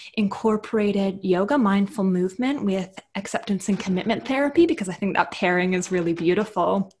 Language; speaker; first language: English; native; English